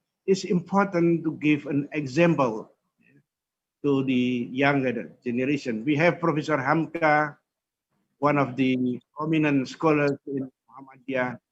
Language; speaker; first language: English; non-native, fluent; Indonesian